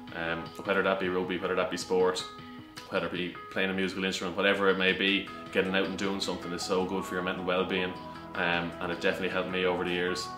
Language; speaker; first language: English; native; English